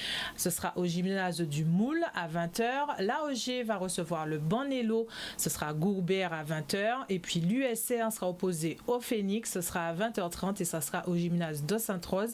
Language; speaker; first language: French; native; French